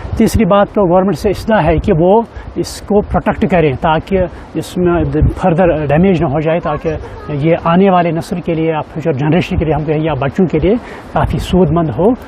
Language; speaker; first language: Urdu; non-native, local second language; Kashmiri